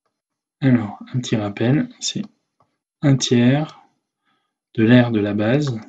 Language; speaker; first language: French; native; French